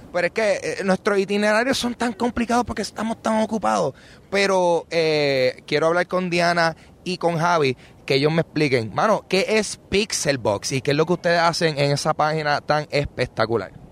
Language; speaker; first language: Spanish; native; Spanish